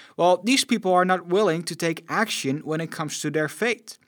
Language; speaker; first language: English; non-native, fluent; Dutch